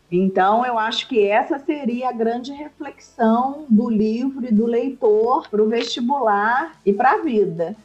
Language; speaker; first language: Portuguese; native; Portuguese